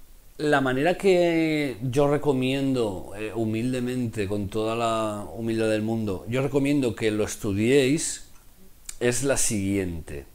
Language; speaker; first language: Spanish; native; Spanish